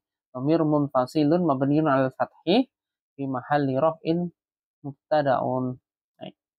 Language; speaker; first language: Arabic; non-native, fluent; Indonesian